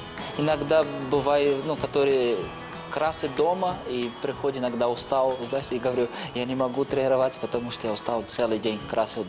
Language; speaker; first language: Russian; non-native, fluent; Portuguese